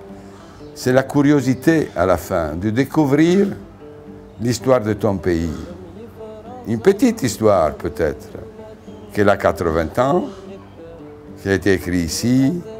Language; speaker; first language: French; non-native, fluent; Italian